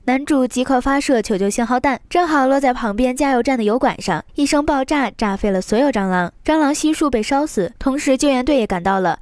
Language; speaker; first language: Chinese; native; Chinese